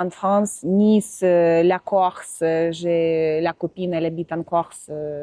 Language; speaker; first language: French; non-native, fluent; Russian